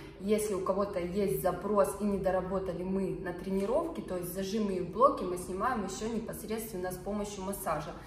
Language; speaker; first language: Russian; native; Russian